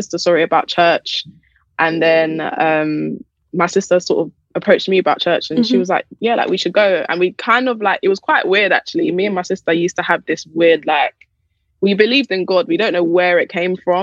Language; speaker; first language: English; native; English